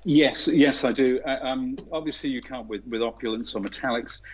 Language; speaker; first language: English; native; English